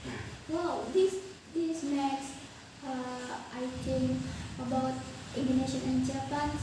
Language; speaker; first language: English; non-native, learner; Indonesian